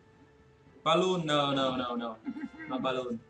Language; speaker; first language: English; non-native, learner; Vietnamese